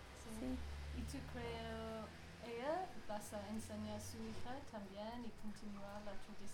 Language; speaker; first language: Spanish; non-native, learner; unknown